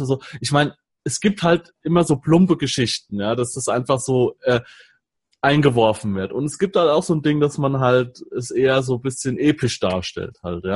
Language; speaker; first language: German; native; German